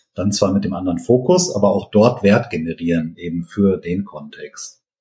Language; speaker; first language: German; native; German